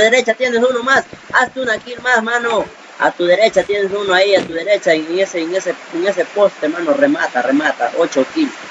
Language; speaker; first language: Spanish; native; Spanish